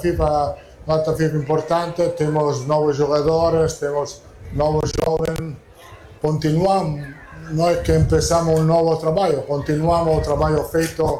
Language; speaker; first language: Portuguese; non-native, fluent; Italian